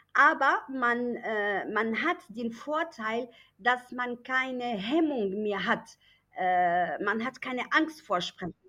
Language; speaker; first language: German; non-native, fluent; Arabic